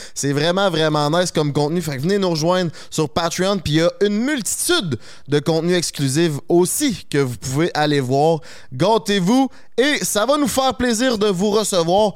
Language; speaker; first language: French; native; French